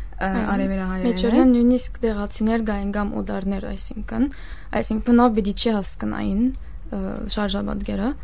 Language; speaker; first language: Armenian; early bilingual, heritage; Armenian